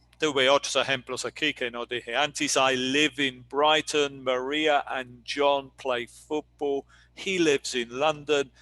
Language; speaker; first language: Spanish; non-native, fluent; English